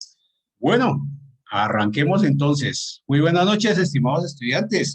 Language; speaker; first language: Spanish; native; Spanish